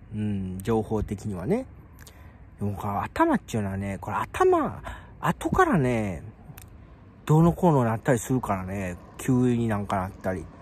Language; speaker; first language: Japanese; native; Japanese